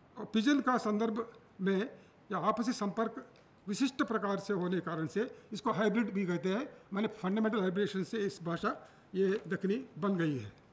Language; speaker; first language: Hindi; non-native, local second language; Telugu